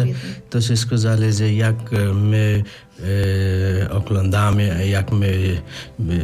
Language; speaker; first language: Polish; non-native, learner; Nepali